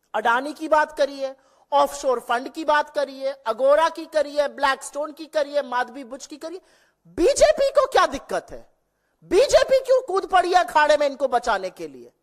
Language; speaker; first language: Hindi; native; Hindi